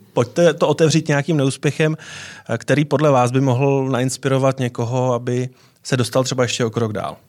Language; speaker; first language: Czech; native; Czech